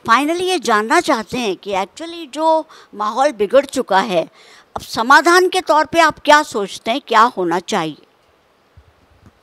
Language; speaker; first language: Hindi; native; Hindi